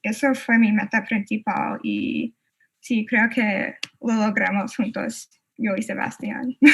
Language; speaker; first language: Spanish; non-native, fluent; English